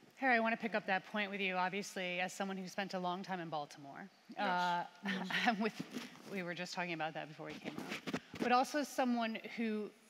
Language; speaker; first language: English; native; English